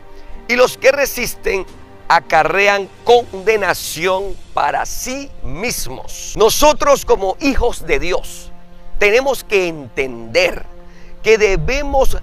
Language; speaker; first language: Spanish; native; Spanish